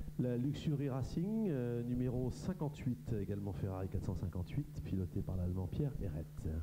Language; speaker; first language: French; native; French